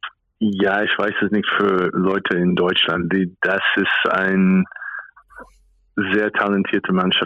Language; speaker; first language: German; non-native, fluent; English